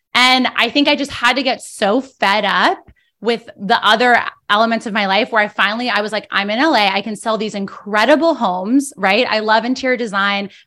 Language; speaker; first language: English; early bilingual, other home language; Spanish